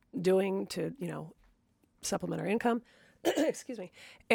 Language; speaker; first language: English; native; English